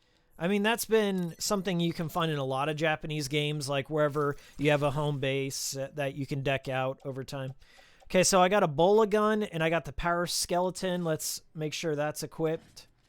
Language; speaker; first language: English; native; English